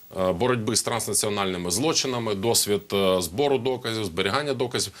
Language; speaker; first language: Ukrainian; non-native, local second language; Russian